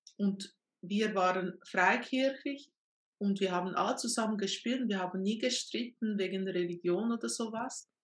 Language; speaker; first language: German; non-native, fluent; Portuguese